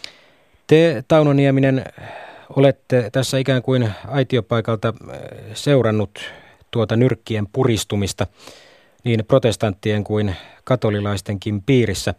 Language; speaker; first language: Finnish; native; Finnish